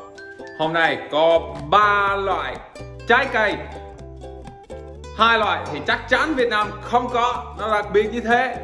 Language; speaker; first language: Vietnamese; non-native, fluent; English